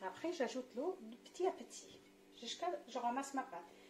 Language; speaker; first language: French; non-native, local second language; Arabic